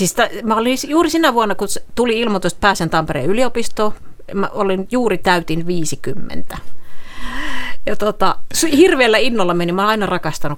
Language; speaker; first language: Finnish; native; Finnish